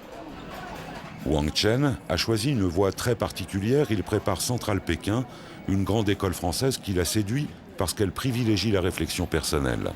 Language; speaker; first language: French; native; French